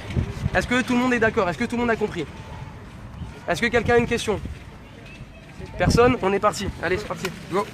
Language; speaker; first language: French; native; French